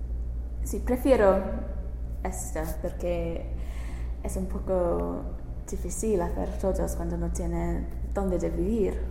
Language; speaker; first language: Spanish; non-native, learner; English